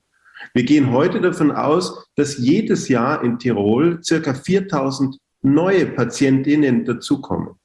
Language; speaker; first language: German; native; German